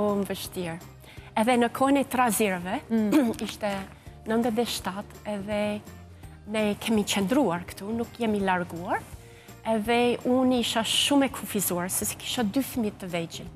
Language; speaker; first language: Albanian; non-native, fluent; English